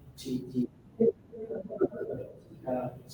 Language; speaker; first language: Japanese; non-native, learner; Bangla